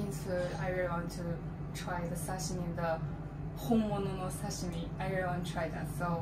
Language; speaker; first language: English; non-native, learner; Chinese